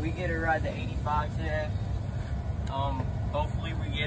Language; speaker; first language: English; native; English